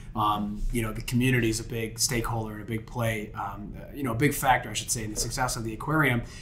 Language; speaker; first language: English; native; English